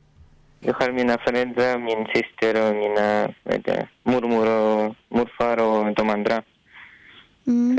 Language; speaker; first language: Swedish; non-native, learner; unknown